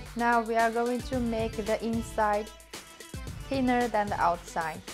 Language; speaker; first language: English; non-native, fluent; Chinese